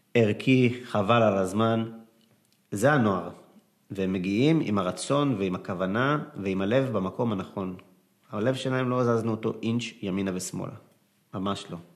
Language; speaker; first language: Hebrew; early bilingual, other home language; Arabic